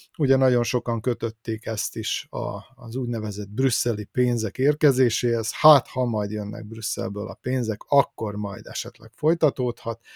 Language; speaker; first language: Hungarian; native; Hungarian